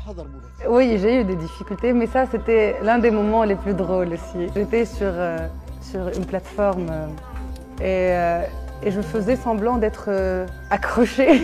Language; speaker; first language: French; non-native, local second language; Arabic